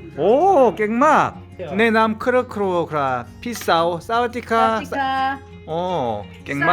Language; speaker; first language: Thai; non-native, learner; Korean